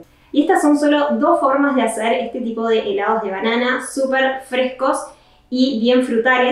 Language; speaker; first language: Spanish; native; Spanish